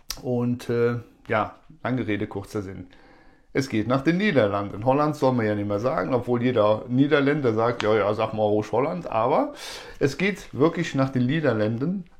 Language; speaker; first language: German; native; German